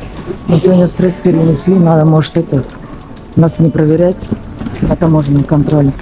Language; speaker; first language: Russian; native; Russian